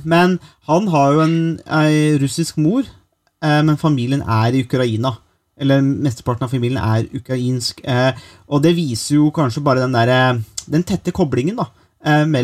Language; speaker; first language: Norwegian; native; Norwegian